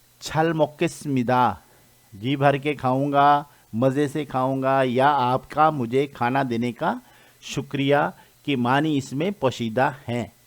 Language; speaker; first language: Urdu; non-native, local second language; Punjabi